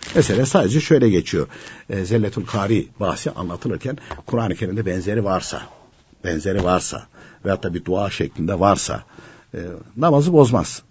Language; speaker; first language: Turkish; native; Turkish